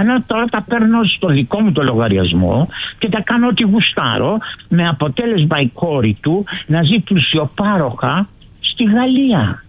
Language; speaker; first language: Greek; early bilingual, heritage; Greek